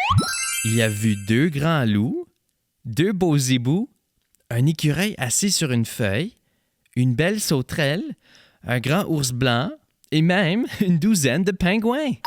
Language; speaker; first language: French; native; French